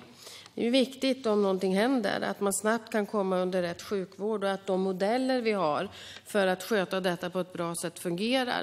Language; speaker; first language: Swedish; native; Swedish